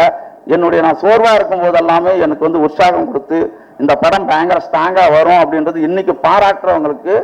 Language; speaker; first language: Tamil; native; Tamil